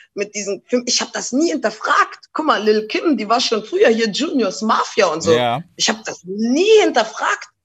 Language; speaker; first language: German; early bilingual, other home language; Portuguese